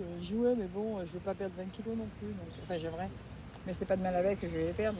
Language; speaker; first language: French; native; French